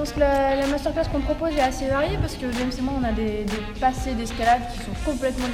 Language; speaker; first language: French; native; French